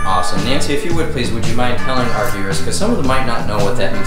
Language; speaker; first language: English; early bilingual, other home language; Korean